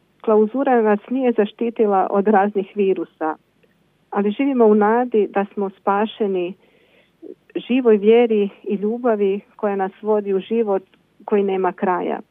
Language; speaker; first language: Croatian; native; Croatian